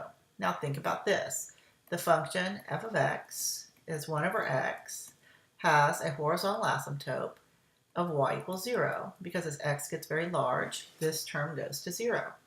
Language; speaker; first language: English; native; English